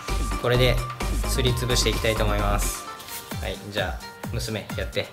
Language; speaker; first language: Japanese; native; Japanese